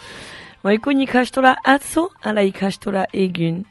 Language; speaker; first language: Basque; native; Basque